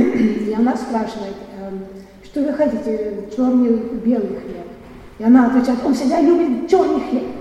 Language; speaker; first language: Russian; non-native, fluent; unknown